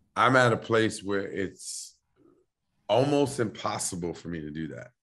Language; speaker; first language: English; native; English